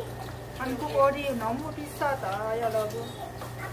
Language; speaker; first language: Korean; non-native, learner; Lao